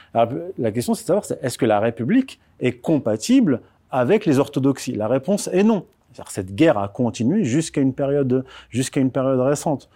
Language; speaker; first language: French; early bilingual, other home language; Berber languages